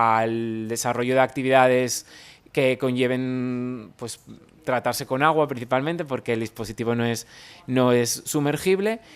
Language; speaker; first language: Spanish; native; Spanish